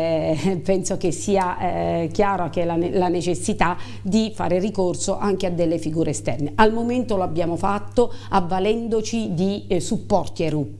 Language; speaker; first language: Italian; native; Italian